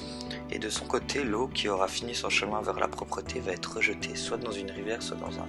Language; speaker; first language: French; native; French